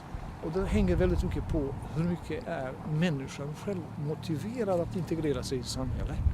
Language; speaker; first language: Swedish; non-native, fluent; Bosnian